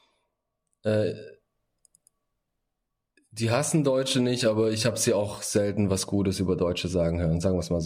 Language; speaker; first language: German; early bilingual, other home language; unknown